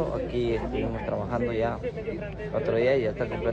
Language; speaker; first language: Spanish; native; Spanish